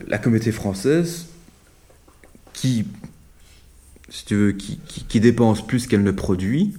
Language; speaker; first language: French; native; French